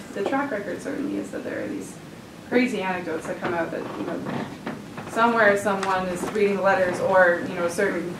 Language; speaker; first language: English; native; English